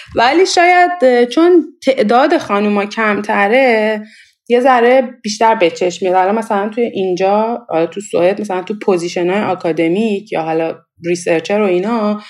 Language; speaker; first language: Persian; native; Persian